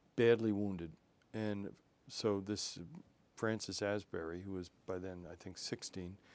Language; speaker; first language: English; native; English